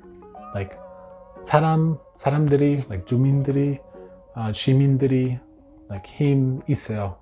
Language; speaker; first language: Korean; non-native, learner; English